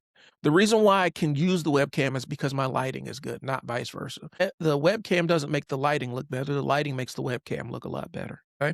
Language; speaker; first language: English; native; English